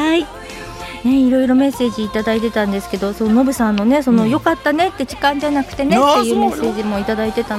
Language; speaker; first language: Japanese; native; Japanese